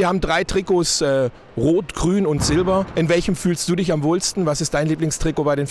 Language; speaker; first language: German; native; German